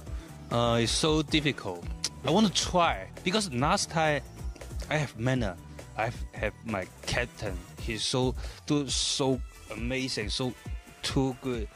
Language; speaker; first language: English; non-native, learner; Chinese